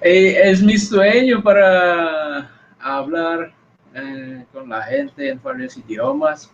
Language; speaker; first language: Spanish; non-native, learner; Indonesian